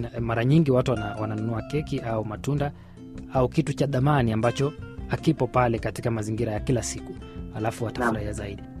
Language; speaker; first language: Swahili; native; Swahili